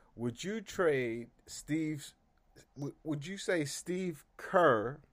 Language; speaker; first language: English; native; English